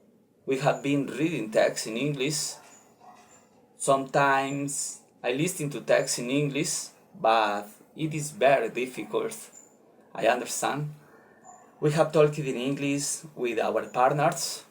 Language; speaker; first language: English; non-native, learner; Spanish